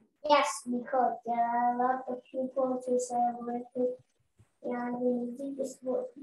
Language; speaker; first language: English; non-native, learner; Vietnamese